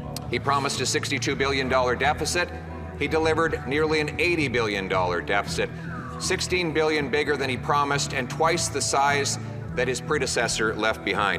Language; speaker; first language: English; native; English